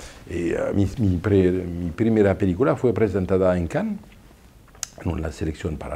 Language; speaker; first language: Spanish; non-native, fluent; French